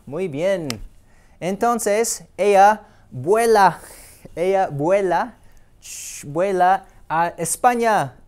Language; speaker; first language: Spanish; non-native, fluent; English